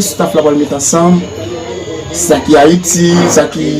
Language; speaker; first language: French; non-native, learner; Haitian Creole